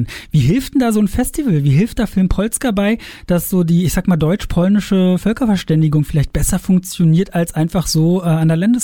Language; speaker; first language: German; native; German